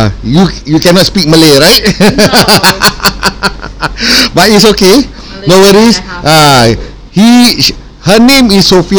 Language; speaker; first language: English; non-native, local second language; Malay